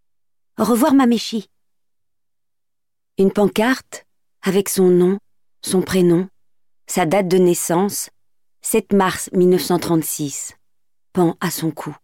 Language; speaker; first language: French; native; French